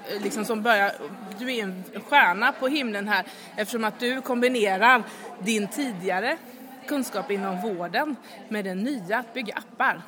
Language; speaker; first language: Swedish; native; Swedish